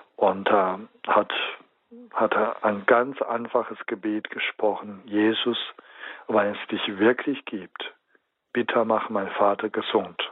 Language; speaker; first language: German; non-native, fluent; Chinese